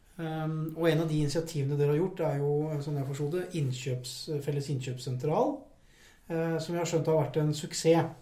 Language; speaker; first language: Norwegian; native; Norwegian